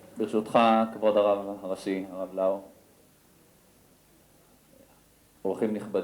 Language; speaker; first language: Hebrew; native; Hebrew